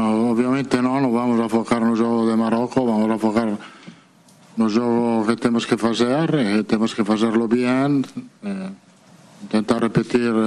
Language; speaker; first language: Portuguese; non-native, fluent; Italian